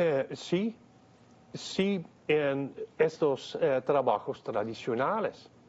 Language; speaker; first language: Spanish; non-native, fluent; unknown